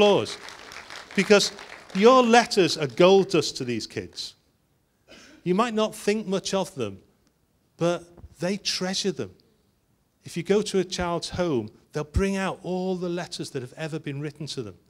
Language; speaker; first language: English; native; English